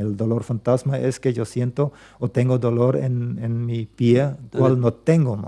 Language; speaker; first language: Spanish; non-native, local second language; Plautdietsch